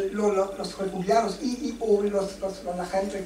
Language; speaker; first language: Spanish; non-native, learner; German